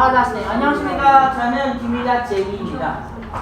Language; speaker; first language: Korean; non-native, learner; Filipino